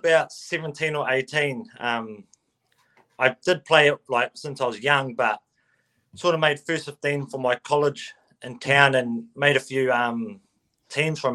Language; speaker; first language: English; native; English